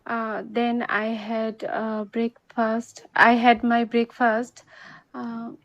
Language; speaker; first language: English; non-native, learner; Bangla